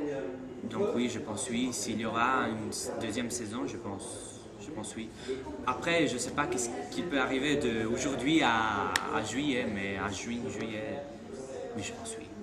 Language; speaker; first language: French; non-native, fluent; Italian